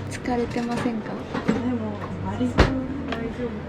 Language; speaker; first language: Japanese; non-native, learner; Korean